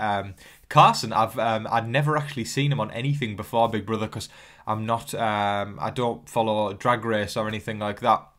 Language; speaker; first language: English; native; English